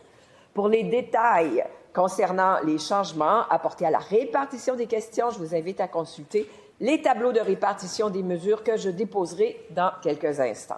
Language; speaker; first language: French; native; French